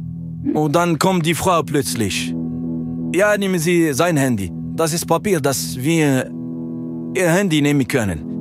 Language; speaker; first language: German; non-native, learner; French